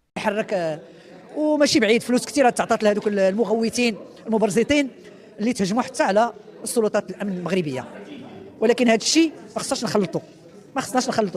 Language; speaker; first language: Arabic; native; Arabic